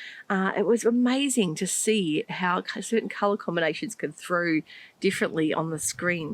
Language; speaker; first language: English; native; English